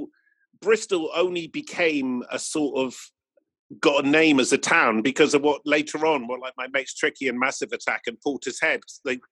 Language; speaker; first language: English; native; English